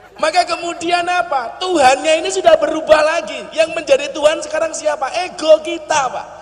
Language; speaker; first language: Indonesian; non-native, local second language; Javanese